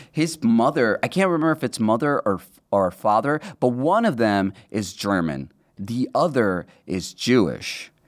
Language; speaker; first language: English; early bilingual, other home language; Spanish